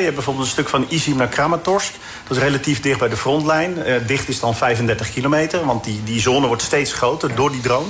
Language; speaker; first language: Dutch; native; Dutch